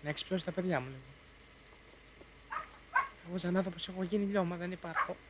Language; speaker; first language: Greek; native; Greek